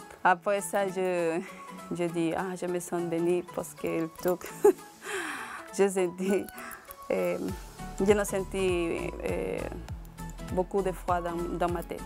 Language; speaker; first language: French; non-native, learner; Spanish